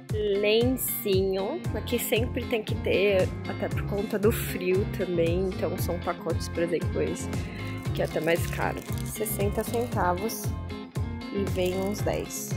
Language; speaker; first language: Portuguese; native; Portuguese